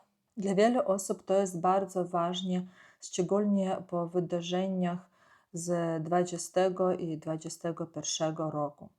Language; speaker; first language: Polish; non-native, fluent; Ukrainian